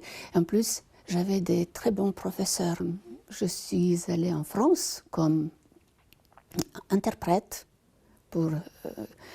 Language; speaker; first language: French; non-native, fluent; Lithuanian